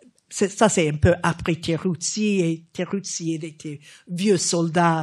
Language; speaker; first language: French; non-native, fluent; English